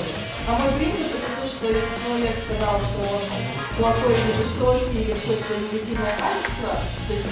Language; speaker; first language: Russian; native; Russian